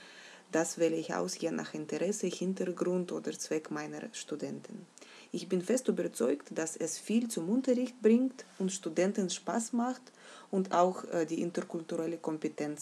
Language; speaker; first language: German; non-native, fluent; Russian